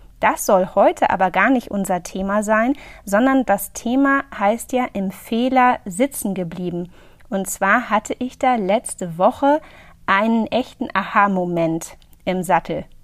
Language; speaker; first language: German; native; German